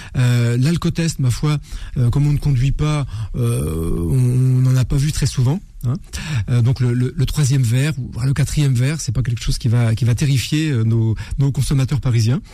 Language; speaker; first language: French; native; French